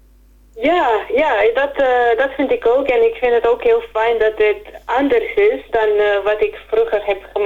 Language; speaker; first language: Dutch; non-native, fluent; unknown